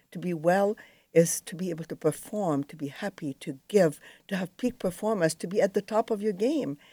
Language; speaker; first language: English; non-native, fluent; Arabic